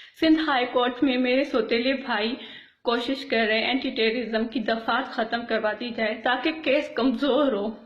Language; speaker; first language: Urdu; non-native, local second language; Baluchi